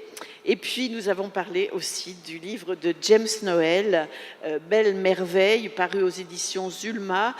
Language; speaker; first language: French; native; French